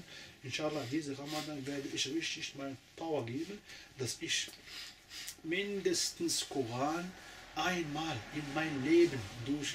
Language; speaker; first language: German; non-native, fluent; Arabic